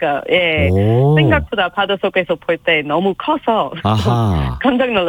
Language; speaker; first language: Korean; non-native, learner; English